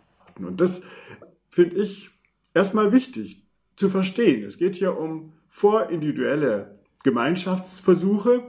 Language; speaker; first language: German; native; German